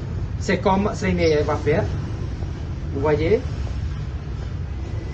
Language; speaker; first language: French; non-native, fluent; Khmer